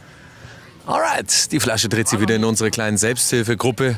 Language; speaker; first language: German; native; German